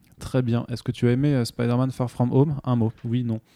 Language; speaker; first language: French; native; French